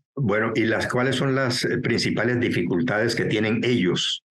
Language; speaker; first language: Spanish; native; Spanish